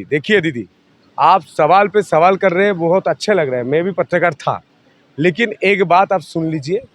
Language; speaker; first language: Hindi; non-native, local second language; Bangla